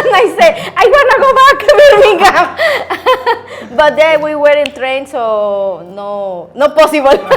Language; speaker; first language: English; non-native, learner; Spanish